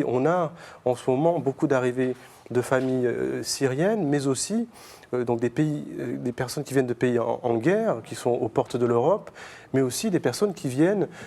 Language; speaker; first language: French; native; French